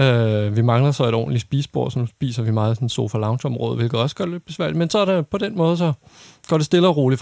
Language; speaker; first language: Danish; native; Danish